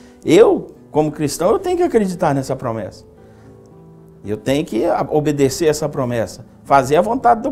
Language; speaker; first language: Portuguese; native; Portuguese